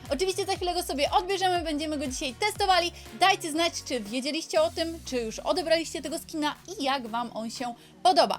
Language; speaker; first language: Polish; native; Polish